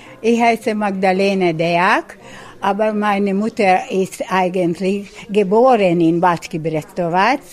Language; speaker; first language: German; non-native, local second language; Hungarian